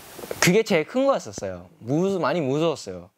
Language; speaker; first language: Korean; non-native, learner; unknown